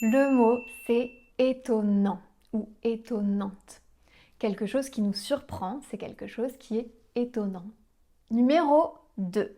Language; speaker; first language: French; native; French